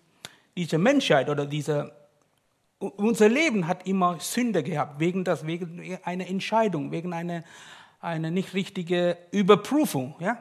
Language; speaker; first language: German; non-native, learner; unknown